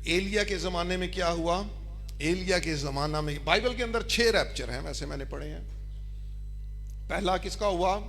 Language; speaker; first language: Urdu; non-native, local second language; Punjabi